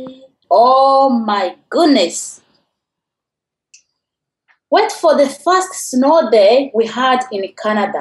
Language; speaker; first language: English; non-native, local second language; Kinyarwanda